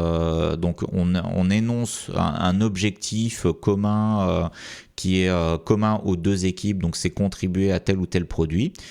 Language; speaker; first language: French; native; French